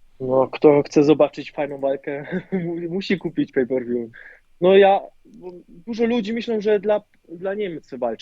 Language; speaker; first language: Polish; early bilingual, heritage; German